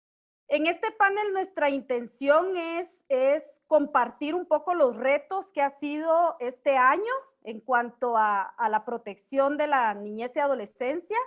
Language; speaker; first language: Spanish; native; Spanish